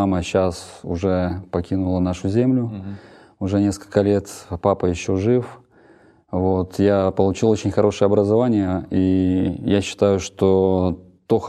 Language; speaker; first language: Russian; native; Russian